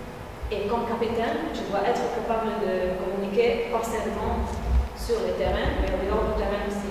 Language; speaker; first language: French; non-native, fluent; Italian